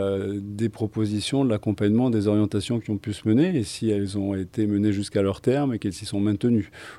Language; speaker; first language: French; native; French